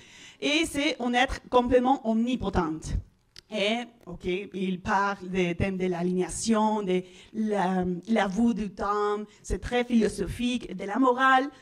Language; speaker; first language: French; non-native, learner; Spanish